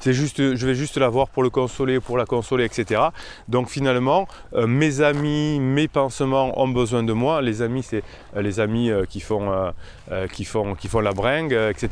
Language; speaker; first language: French; native; French